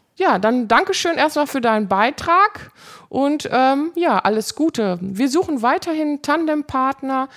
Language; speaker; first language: German; native; German